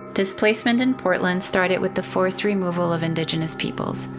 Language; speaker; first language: English; non-native, fluent; Portuguese